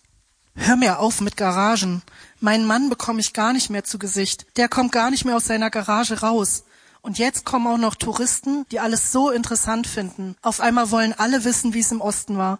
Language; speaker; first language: German; native; German